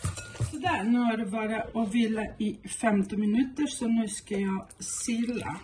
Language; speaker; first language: Swedish; non-native, fluent; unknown